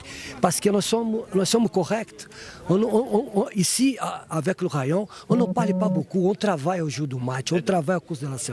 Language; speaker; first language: French; non-native, fluent; Portuguese